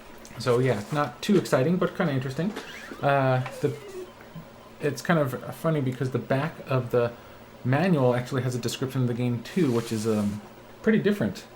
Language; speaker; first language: English; native; English